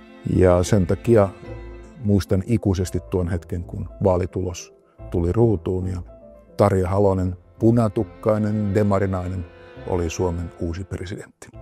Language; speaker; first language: Finnish; native; Finnish